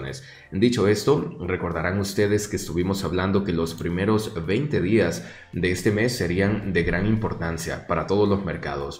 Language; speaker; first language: Spanish; native; Spanish